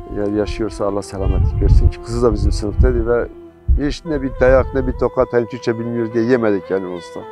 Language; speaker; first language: Turkish; non-native, local second language; Zaza